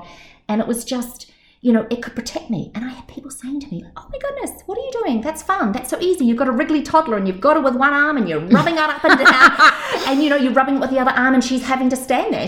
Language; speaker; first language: English; native; English